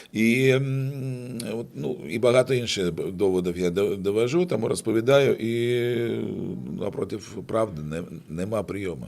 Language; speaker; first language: Ukrainian; non-native, local second language; Russian